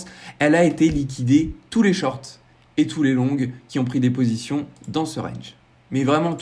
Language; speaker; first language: French; native; French